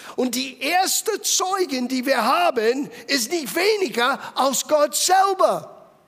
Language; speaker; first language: German; non-native, fluent; English